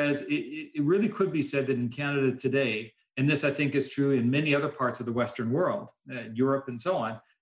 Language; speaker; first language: English; native; English